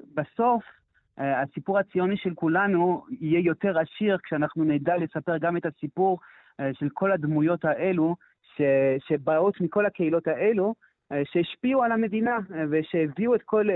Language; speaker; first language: Hebrew; non-native, fluent; French